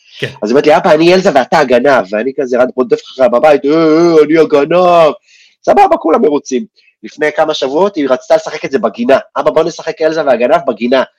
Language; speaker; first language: Hebrew; early bilingual, other home language; Russian